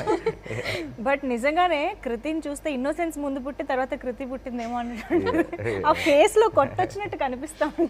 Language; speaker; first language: Telugu; native; Telugu